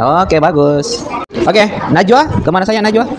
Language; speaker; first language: Indonesian; native; Indonesian